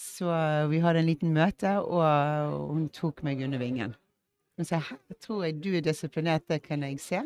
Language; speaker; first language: Norwegian; early bilingual, heritage; English